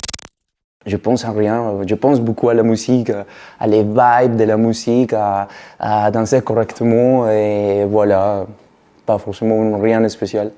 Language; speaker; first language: French; non-native, fluent; Spanish